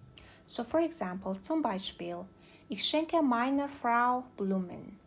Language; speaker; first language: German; non-native, learner; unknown